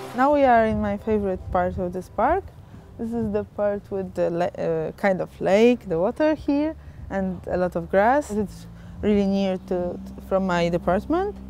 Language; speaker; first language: English; non-native, fluent; Polish